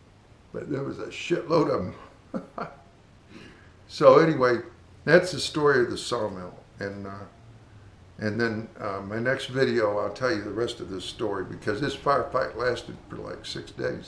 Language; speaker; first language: English; native; English